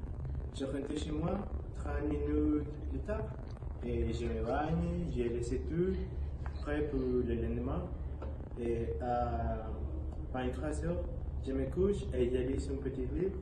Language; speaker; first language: French; non-native, learner; Spanish